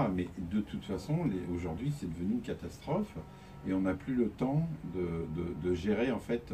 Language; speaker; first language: French; native; French